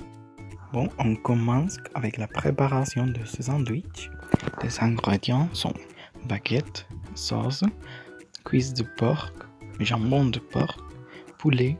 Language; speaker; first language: French; non-native, learner; Spanish